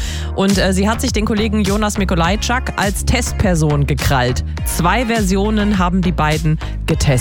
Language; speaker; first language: German; native; German